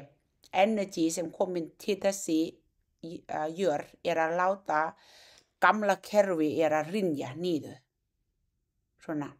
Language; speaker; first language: Icelandic; non-native, learner; Thai